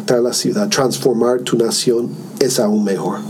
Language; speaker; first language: Spanish; non-native, fluent; English